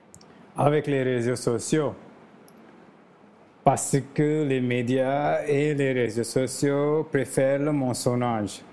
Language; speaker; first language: French; non-native, learner; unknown